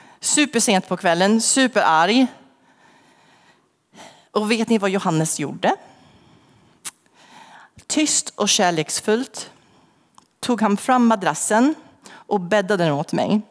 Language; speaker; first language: Swedish; non-native, fluent; English